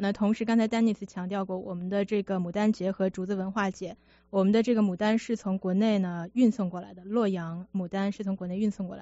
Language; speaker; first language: Chinese; native; Chinese